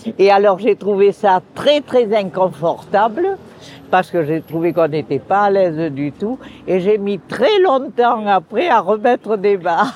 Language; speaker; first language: French; early bilingual, other home language; Spanish